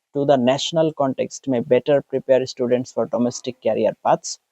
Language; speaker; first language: English; non-native, local second language; Bangla